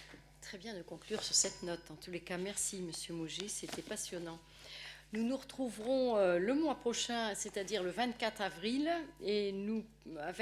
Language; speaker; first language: French; native; French